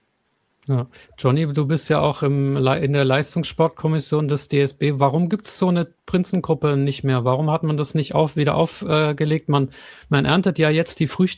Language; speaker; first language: German; native; German